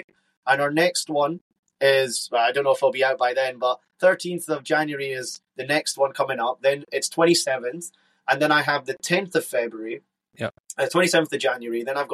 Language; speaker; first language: English; native; English